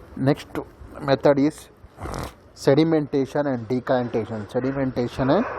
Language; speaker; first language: English; non-native, local second language; Kannada